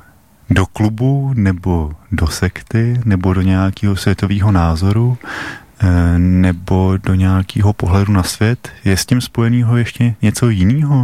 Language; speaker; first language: Czech; native; Czech